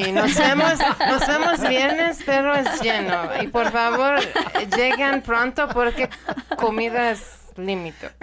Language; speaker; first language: Spanish; non-native, learner; Persian